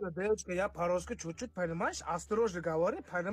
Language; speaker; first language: Russian; non-native, learner; Uzbek